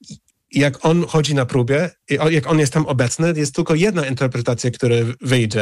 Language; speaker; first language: Polish; non-native, fluent; English